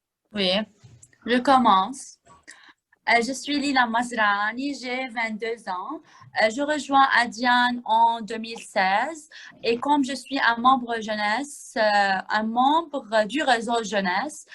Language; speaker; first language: French; non-native, fluent; Arabic